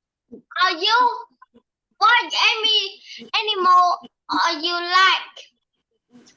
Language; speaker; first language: English; non-native, learner; Vietnamese